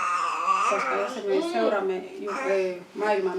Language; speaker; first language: Finnish; non-native, fluent; Swahili